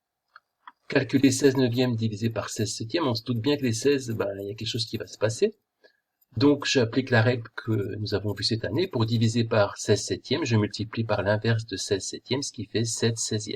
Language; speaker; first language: French; native; French